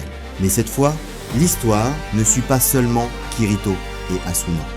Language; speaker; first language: French; native; French